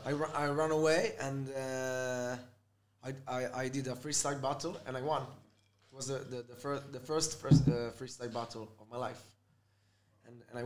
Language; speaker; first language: English; non-native, fluent; Italian